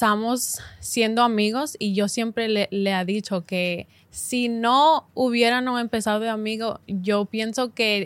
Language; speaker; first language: Spanish; early bilingual, heritage; Spanish